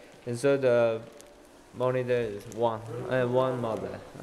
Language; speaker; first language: English; non-native, learner; Korean